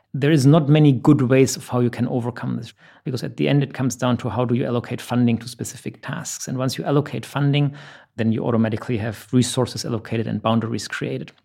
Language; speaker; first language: English; non-native, fluent; German